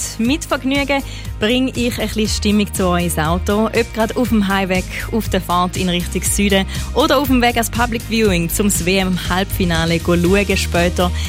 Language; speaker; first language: German; native; German